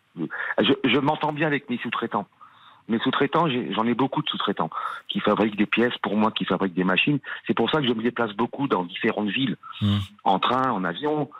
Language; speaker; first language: French; native; French